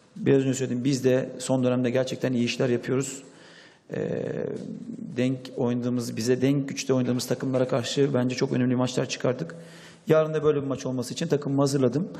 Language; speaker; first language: Turkish; native; Turkish